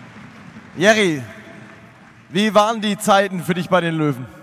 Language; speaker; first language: German; native; German